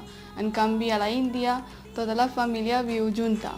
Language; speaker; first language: Catalan; non-native, fluent; Punjabi